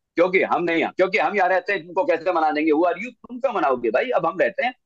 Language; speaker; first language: Hindi; native; Hindi